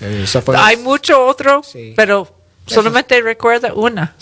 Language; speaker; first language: Spanish; early bilingual, other home language; English